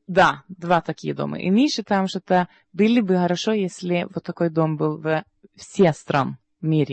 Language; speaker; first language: Russian; non-native, learner; Norwegian